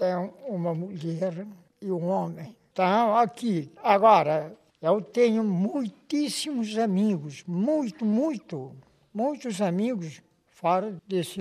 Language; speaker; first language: Portuguese; non-native, local second language; Kabuverdianu